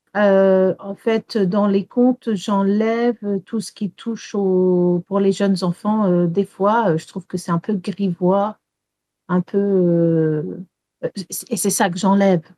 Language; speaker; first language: French; early bilingual, heritage; French